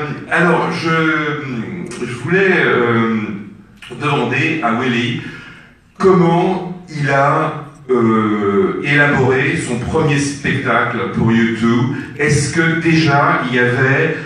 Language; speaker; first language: French; native; French